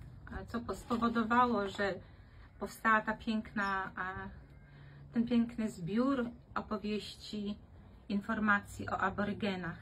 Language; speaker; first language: Polish; native; Polish